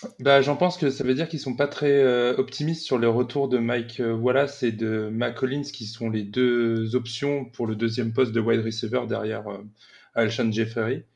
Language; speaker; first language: French; native; French